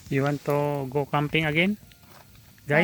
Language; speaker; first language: English; non-native, learner; Filipino